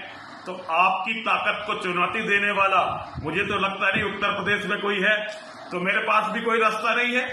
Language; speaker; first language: Hindi; native; Hindi